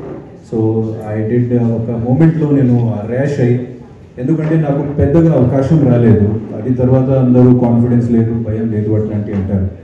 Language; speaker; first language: Telugu; non-native, fluent; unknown